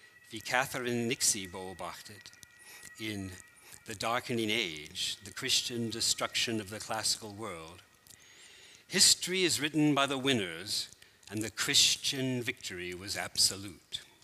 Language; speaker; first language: English; native; English